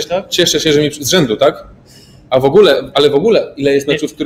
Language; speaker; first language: Polish; native; Polish